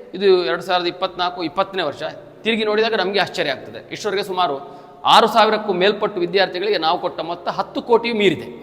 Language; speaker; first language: Kannada; native; Kannada